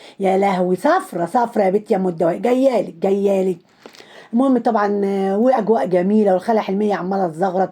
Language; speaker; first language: Arabic; native; Arabic